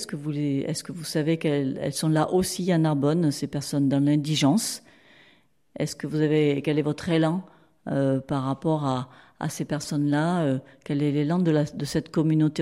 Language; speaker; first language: French; native; French